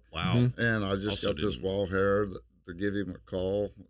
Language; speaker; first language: English; native; English